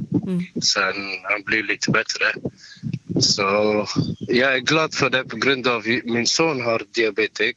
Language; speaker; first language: Swedish; non-native, learner; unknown